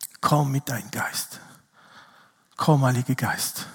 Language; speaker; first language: German; non-native, fluent; Italian